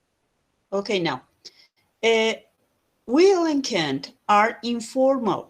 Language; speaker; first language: English; non-native, fluent; Spanish